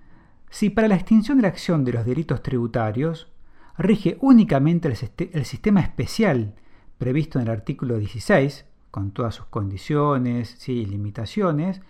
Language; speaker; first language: Spanish; native; Spanish